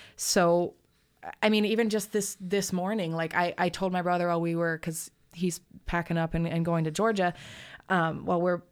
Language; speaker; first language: English; native; English